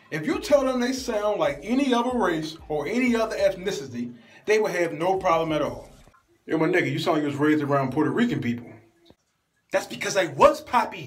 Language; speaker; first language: English; native; English